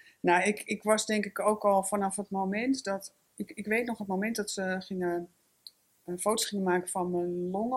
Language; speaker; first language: Dutch; native; Dutch